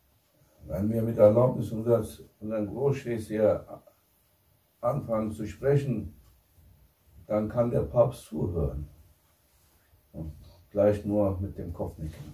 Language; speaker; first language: German; non-native, fluent; Turkish